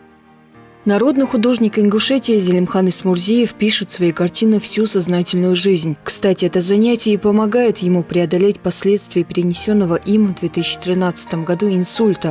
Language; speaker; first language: Russian; native; Russian